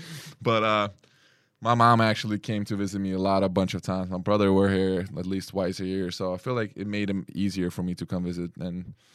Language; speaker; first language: English; early bilingual, other home language; Lithuanian